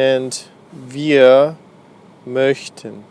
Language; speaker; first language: German; non-native, fluent; English